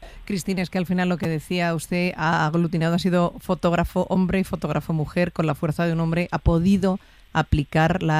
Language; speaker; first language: Spanish; native; Spanish